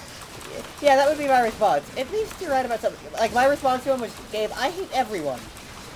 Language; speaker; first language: English; native; English